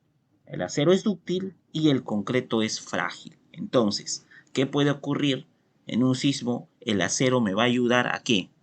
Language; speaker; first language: Spanish; native; Spanish